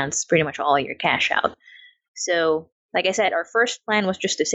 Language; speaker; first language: English; non-native, local second language; Filipino